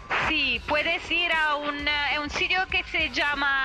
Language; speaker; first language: Spanish; non-native, fluent; Italian